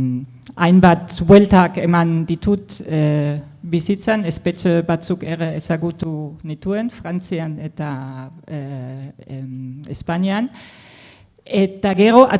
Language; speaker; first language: Basque; non-native, fluent; German